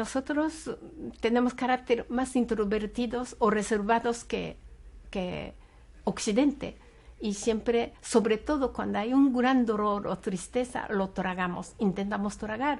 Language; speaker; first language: Spanish; non-native, fluent; Japanese